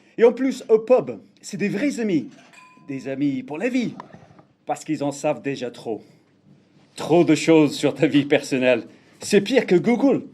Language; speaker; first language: French; non-native, fluent; English